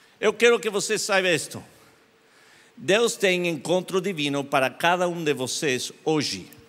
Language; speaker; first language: Portuguese; non-native, learner; English